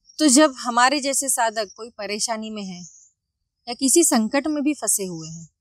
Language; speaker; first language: Hindi; non-native, local second language; Marathi